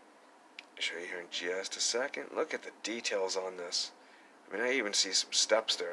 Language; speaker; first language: English; native; English